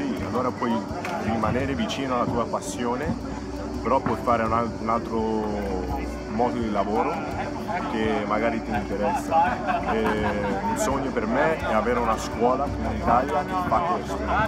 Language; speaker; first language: Italian; early bilingual, other home language; English